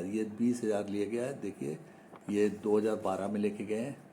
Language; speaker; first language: Hindi; non-native, local second language; Malayalam